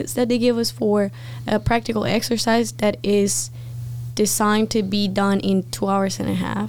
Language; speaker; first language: English; non-native, fluent; Spanish